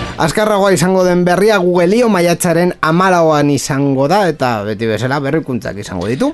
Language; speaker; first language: Basque; non-native, local second language; Spanish